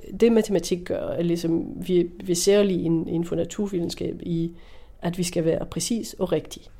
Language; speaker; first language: Danish; non-native, fluent; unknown